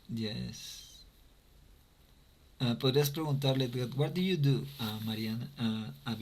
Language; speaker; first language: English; non-native, fluent; Spanish